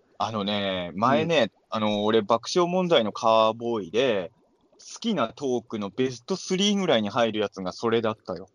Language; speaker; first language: Japanese; native; Japanese